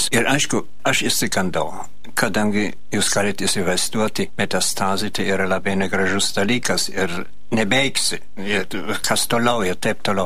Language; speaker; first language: Lithuanian; non-native, fluent; German